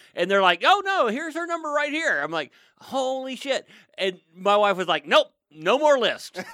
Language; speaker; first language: English; native; English